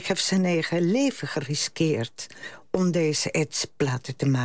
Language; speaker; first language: Dutch; non-native, fluent; Spanish